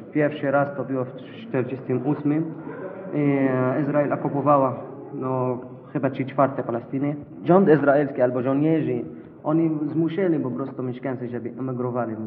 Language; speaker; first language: Polish; non-native, learner; Arabic